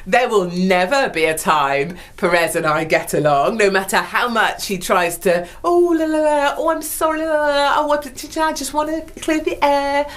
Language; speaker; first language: English; native; English